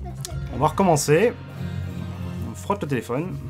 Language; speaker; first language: French; native; French